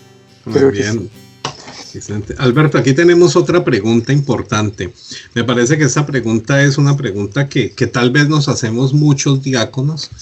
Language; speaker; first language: Spanish; native; Spanish